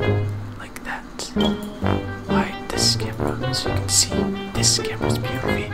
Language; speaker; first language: English; native; English